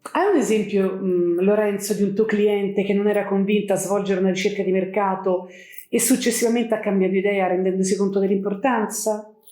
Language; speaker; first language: Italian; native; Italian